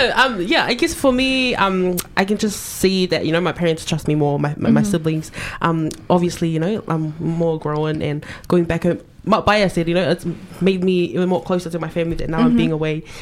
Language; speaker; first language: English; native; English